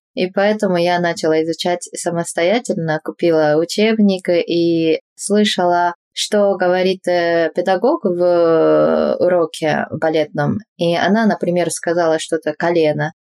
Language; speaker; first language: Russian; non-native, fluent; Japanese